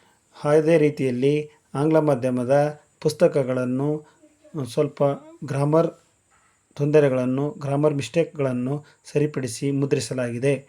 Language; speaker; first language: Kannada; native; Kannada